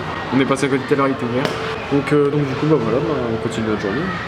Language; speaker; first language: French; native; French